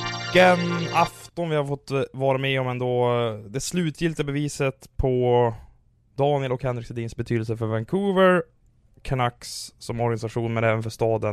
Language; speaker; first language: Swedish; native; Swedish